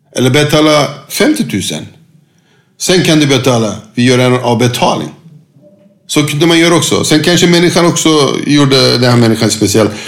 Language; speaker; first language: Swedish; non-native, fluent; Turkish